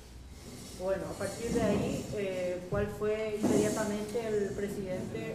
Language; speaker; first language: Spanish; native; Spanish